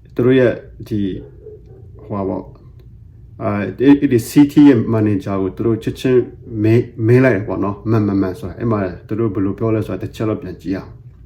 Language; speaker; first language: Burmese; non-native, local second language; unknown